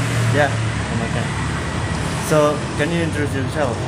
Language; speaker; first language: English; non-native, learner; Indonesian